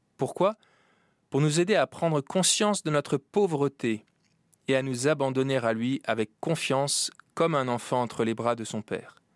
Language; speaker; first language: French; native; French